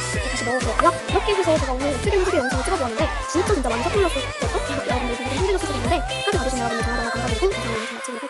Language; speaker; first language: Korean; native; Korean